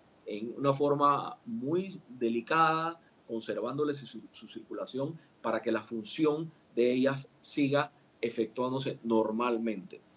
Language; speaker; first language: Spanish; native; Spanish